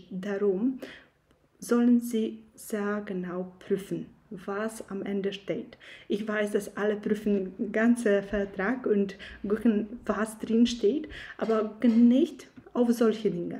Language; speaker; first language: German; non-native, fluent; Polish